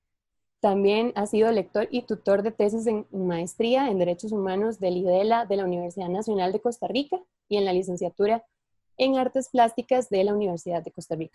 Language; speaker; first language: Spanish; native; Spanish